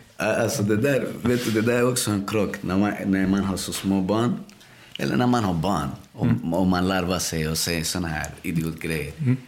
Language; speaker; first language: Swedish; early bilingual, other home language; Spanish